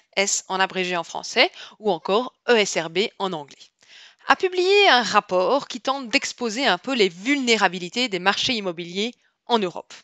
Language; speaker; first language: French; native; French